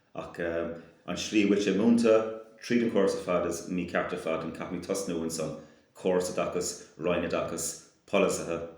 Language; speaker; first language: Irish; non-native, local second language; English